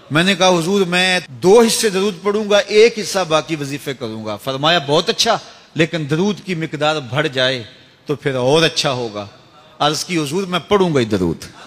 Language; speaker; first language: Urdu; non-native, local second language; Punjabi